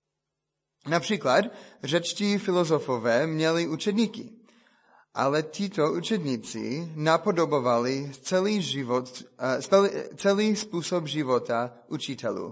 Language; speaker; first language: Czech; non-native, fluent; English